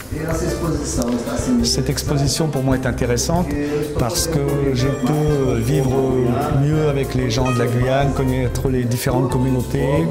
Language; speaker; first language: French; non-native, fluent; Portuguese